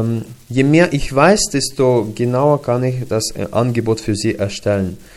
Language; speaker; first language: German; non-native, fluent; Russian